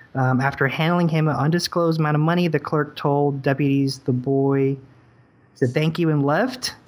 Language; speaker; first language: English; native; English